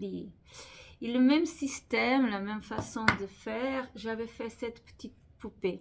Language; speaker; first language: French; non-native, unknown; Portuguese